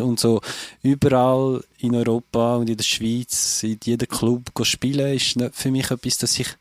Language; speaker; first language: German; non-native, fluent; French